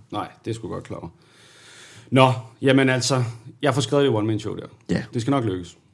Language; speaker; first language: Danish; native; Danish